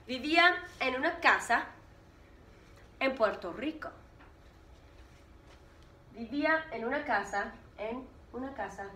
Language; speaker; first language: Spanish; non-native, fluent; English